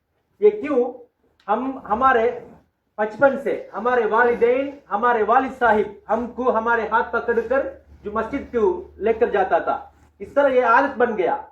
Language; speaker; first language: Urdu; non-native, local second language; Tamil